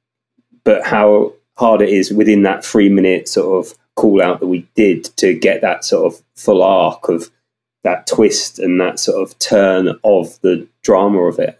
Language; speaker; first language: English; native; English